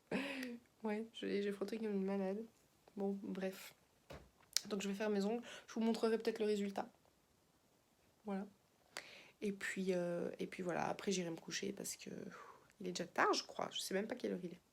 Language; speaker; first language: French; native; French